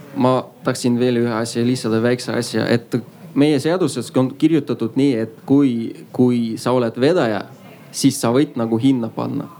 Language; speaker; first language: Estonian; non-native, local second language; Russian